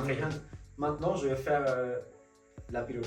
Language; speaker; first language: French; non-native, fluent; Spanish